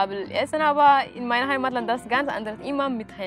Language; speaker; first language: German; non-native, learner; Tigrinya